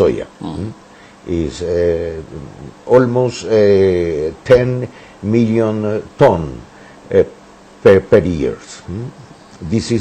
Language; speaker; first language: English; non-native, learner; Spanish